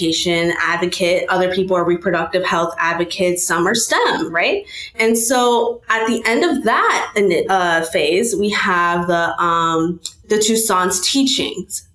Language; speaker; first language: English; native; English